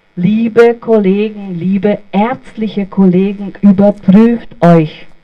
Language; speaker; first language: German; non-native, fluent; Bosnian